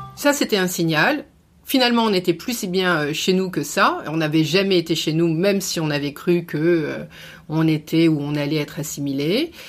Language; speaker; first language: French; native; French